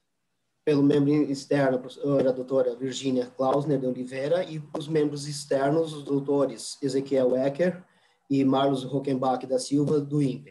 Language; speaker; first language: Portuguese; native; Portuguese